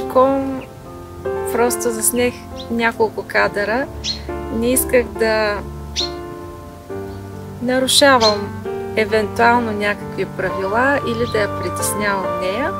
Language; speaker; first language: Bulgarian; native; Bulgarian